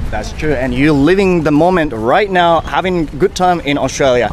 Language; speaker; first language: English; non-native, fluent; Japanese